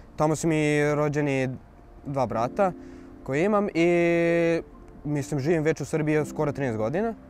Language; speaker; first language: Serbian; early bilingual, other home language; Arabic